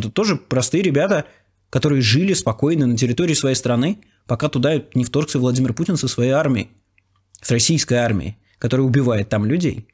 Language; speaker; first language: Russian; native; Russian